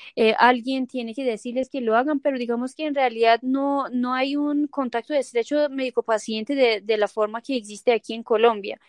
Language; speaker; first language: Spanish; non-native, fluent; Persian